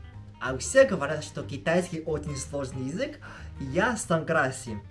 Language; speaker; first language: Russian; non-native, fluent; Chinese